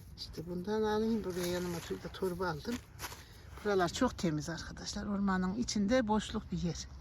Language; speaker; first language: Turkish; native; Turkish